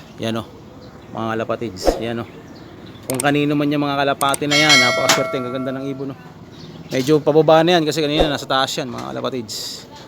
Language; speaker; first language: Filipino; native; Filipino